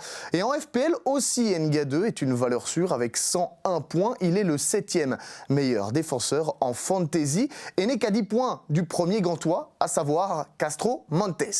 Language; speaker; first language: French; native; French